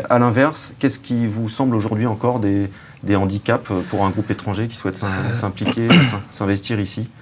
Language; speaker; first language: French; native; French